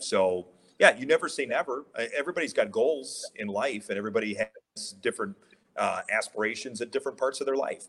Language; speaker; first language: English; native; English